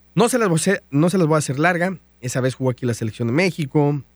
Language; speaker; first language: Spanish; native; Spanish